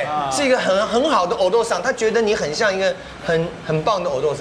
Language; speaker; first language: Chinese; native; Chinese